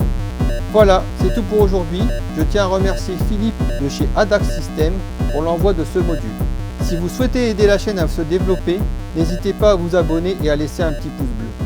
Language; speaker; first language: French; native; French